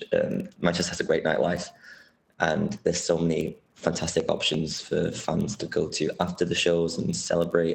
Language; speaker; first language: English; native; English